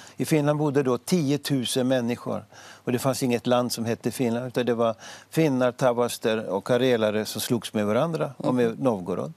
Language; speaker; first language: Swedish; native; Swedish